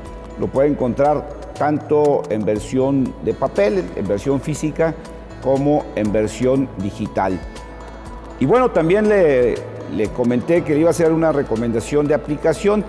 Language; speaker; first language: Spanish; native; Spanish